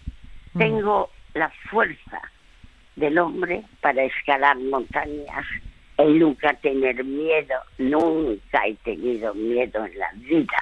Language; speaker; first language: Spanish; early bilingual, other home language; French